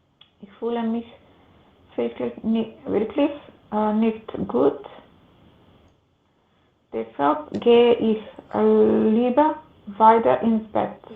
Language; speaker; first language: German; non-native, learner; Macedonian